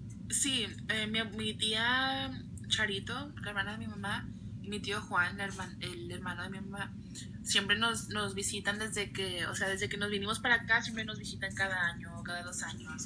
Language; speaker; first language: Spanish; early bilingual, other home language; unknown